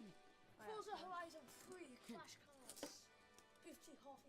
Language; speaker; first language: Welsh; non-native, local second language; English